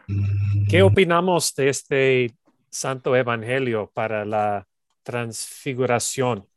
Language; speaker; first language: Spanish; non-native, learner; English